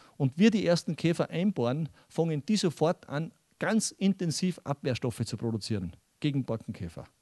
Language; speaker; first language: German; native; German